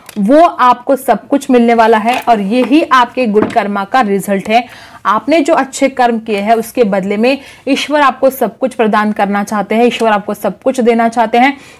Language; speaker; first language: Hindi; non-native, local second language; Marathi